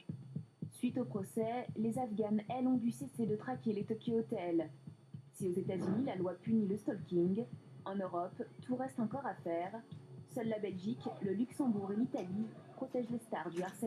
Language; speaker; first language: French; native; French